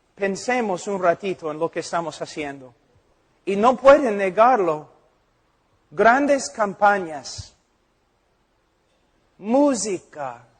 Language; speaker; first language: Spanish; non-native, fluent; English